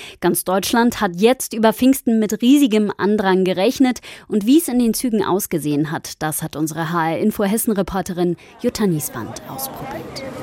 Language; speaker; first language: German; native; German